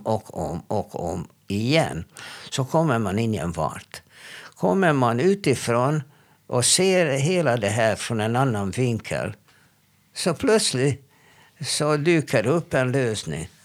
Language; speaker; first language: Swedish; non-native, fluent; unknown